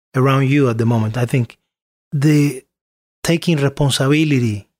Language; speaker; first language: English; non-native, fluent; Spanish